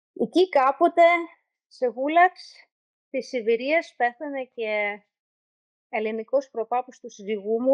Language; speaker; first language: Greek; non-native, learner; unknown